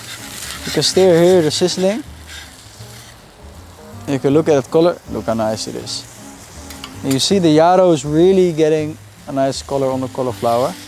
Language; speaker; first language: English; non-native, fluent; Dutch